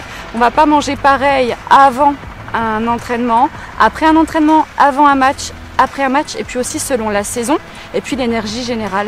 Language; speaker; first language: French; native; French